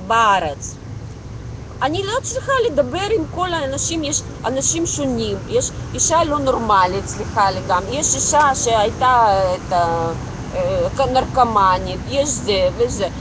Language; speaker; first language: Hebrew; non-native, local second language; Russian